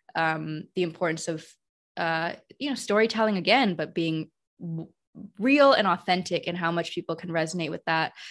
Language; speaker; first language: English; native; English